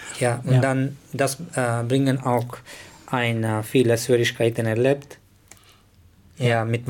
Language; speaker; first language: German; non-native, learner; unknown